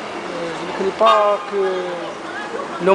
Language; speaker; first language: French; non-native, learner; Arabic